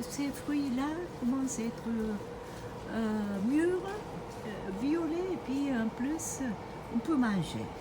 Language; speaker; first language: French; non-native, fluent; Japanese